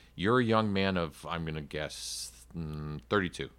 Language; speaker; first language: English; native; English